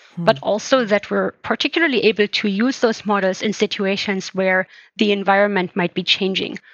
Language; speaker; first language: English; non-native, fluent; German